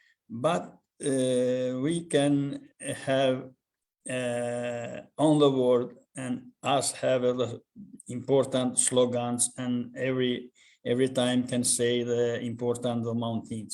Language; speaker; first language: English; non-native, learner; Albanian